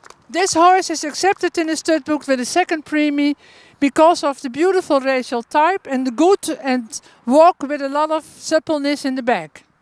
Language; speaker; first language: English; non-native, fluent; Dutch